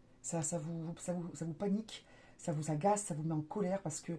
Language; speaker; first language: French; native; French